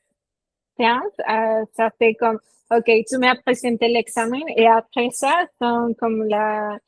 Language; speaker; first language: French; non-native, fluent; Spanish